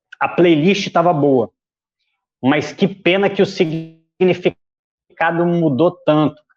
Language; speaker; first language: Portuguese; native; Portuguese